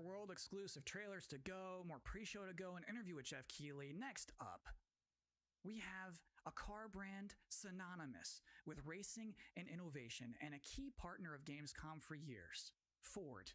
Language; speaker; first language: English; native; English